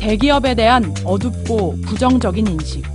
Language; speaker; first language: Korean; native; Korean